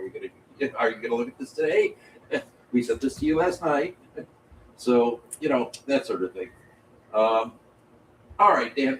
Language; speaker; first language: English; native; English